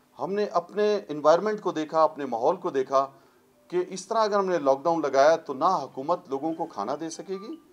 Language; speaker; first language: Urdu; non-native, local second language; Pashto